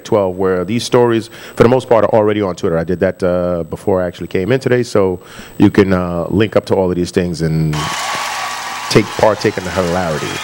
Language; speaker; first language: English; native; English